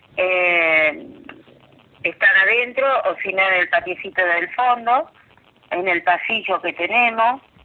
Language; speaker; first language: Spanish; native; Spanish